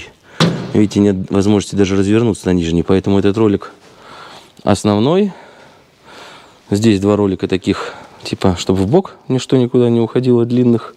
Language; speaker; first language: Russian; native; Russian